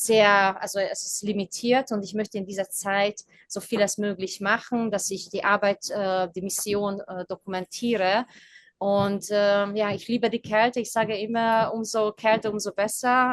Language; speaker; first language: German; non-native, fluent; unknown